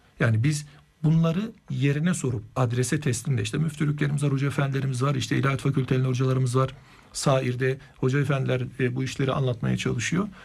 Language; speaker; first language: Turkish; native; Turkish